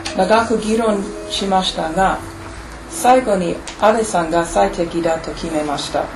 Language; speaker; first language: Japanese; non-native, fluent; English